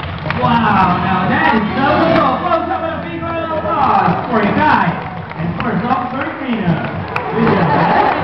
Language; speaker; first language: English; non-native, local second language; Filipino